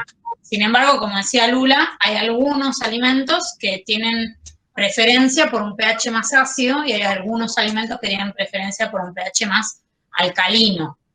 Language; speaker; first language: Spanish; native; Spanish